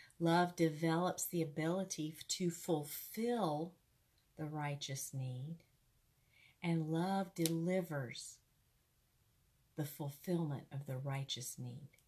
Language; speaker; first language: English; native; English